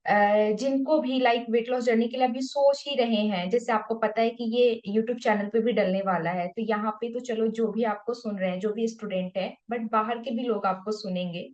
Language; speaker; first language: Hindi; native; Hindi